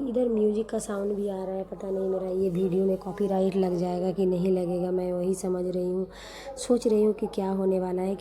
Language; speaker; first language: Hindi; non-native, local second language; Bangla